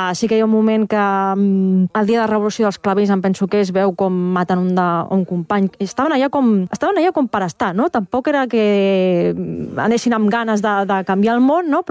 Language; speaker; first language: Catalan; native; Catalan